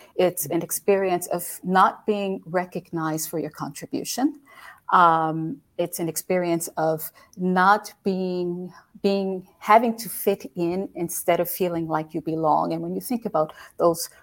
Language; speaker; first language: English; native; English